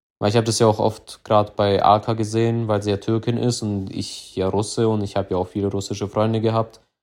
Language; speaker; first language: German; early bilingual, other home language; Russian